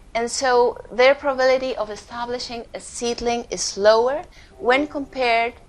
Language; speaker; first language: English; non-native, fluent; Spanish